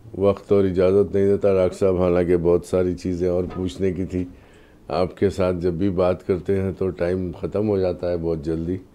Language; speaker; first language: Urdu; native; Urdu